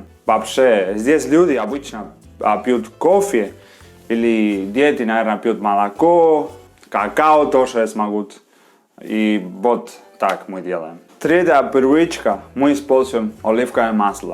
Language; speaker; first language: Russian; non-native, learner; Spanish